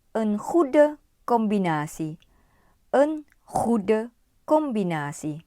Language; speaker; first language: Dutch; non-native, learner; Thai